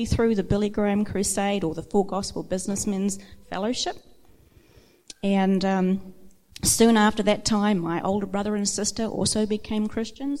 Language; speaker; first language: English; native; English